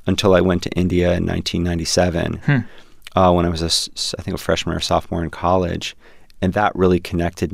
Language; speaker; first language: English; native; English